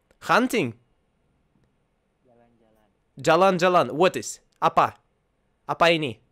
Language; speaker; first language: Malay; non-native, learner; Russian